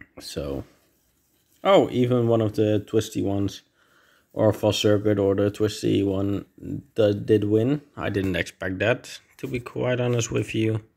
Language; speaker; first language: English; non-native, fluent; Dutch